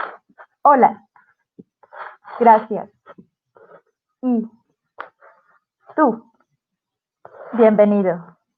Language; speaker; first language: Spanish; non-native, fluent; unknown